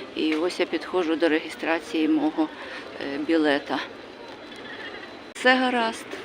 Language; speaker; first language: Ukrainian; native; Ukrainian